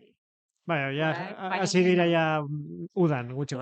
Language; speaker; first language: Basque; native; Basque